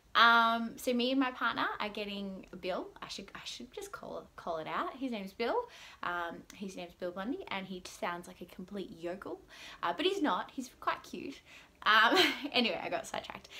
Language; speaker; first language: English; native; English